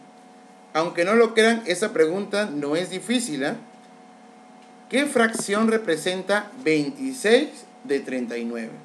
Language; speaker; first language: Spanish; native; Spanish